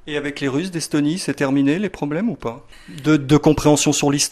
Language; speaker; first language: French; native; French